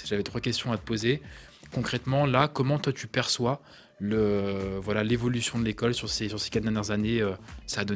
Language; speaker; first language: French; native; French